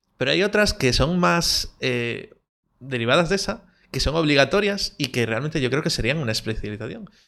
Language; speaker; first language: Spanish; native; Spanish